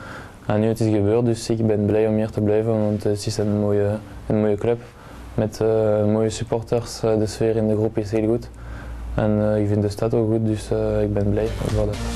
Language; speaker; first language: Dutch; non-native, local second language; French